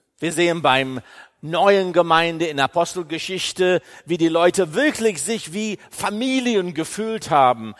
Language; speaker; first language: German; non-native, fluent; English